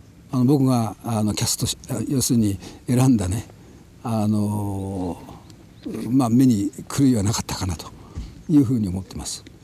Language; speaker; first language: Japanese; native; Japanese